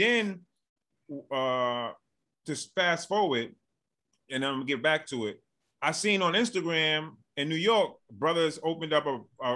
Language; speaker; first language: English; native; English